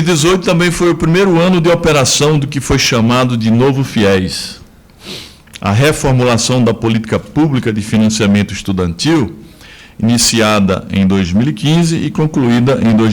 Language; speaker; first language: Portuguese; native; Portuguese